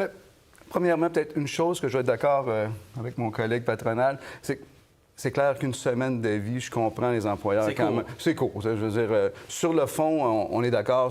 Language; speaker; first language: French; native; French